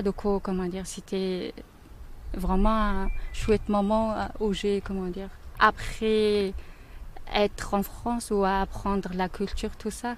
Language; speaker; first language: French; non-native, learner; Mongolian